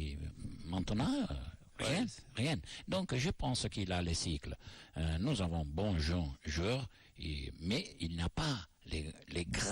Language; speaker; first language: French; non-native, learner; Italian